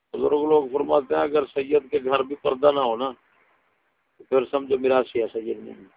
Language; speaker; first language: Urdu; non-native, local second language; Punjabi